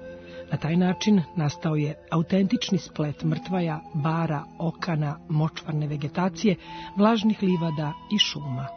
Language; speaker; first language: Serbian; native; Serbian